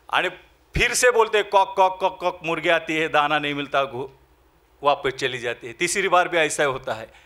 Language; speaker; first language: Hindi; non-native, local second language; Marathi